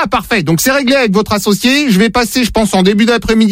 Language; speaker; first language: French; native; French